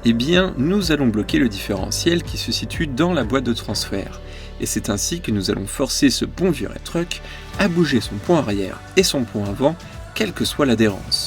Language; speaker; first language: French; native; French